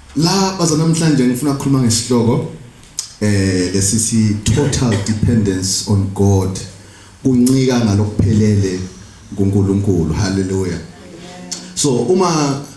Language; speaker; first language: Zulu; non-native, local second language; Swati